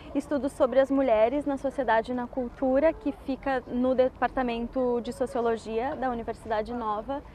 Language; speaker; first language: Portuguese; native; Portuguese